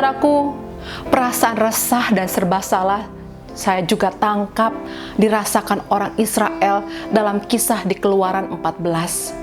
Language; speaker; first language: Indonesian; native; Indonesian